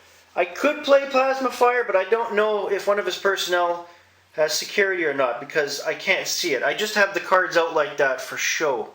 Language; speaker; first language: English; native; English